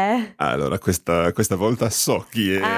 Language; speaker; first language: Italian; non-native, fluent; English